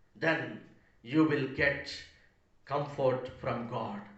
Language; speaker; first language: English; non-native, local second language; Telugu